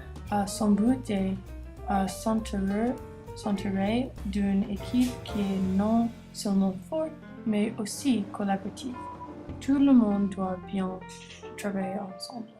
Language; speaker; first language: French; non-native, learner; English